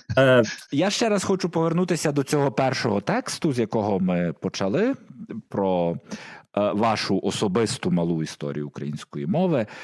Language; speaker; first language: Ukrainian; native; Ukrainian